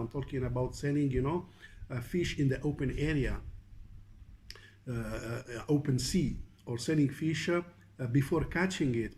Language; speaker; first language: English; non-native, fluent; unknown